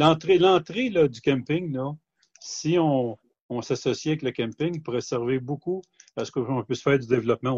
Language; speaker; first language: French; native; French